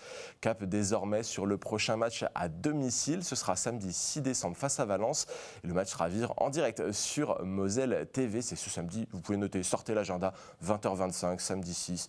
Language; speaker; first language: French; native; French